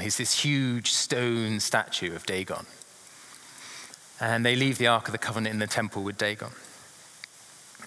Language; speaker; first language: English; native; English